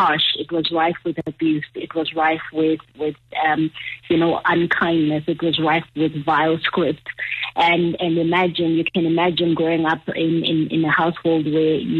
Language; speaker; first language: English; non-native, local second language; Xhosa